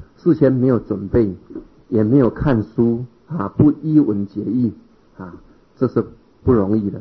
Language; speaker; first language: Chinese; native; Chinese